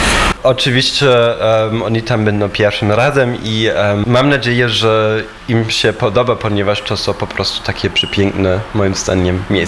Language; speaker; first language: Polish; non-native, fluent; German